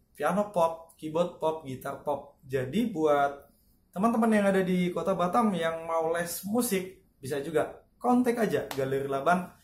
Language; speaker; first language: Indonesian; native; Indonesian